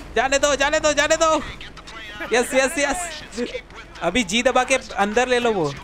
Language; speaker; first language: Hindi; non-native, local second language; Gujarati